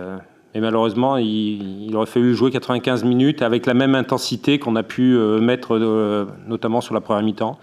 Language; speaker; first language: French; native; French